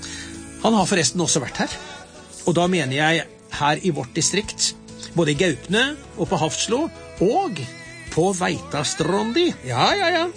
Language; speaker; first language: Norwegian; native; Norwegian